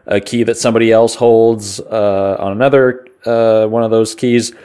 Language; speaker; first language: English; native; English